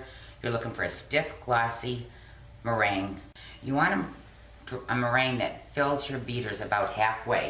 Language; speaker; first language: English; native; English